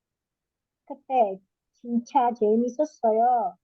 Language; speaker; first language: Korean; non-native, learner; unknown